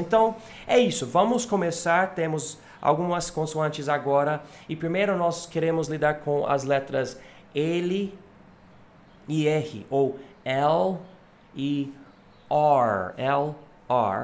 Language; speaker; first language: Portuguese; non-native, fluent; English